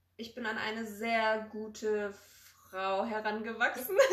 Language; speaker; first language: German; early bilingual, other home language; Polish